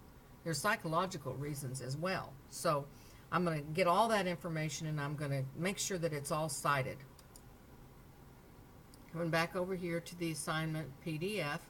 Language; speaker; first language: English; native; English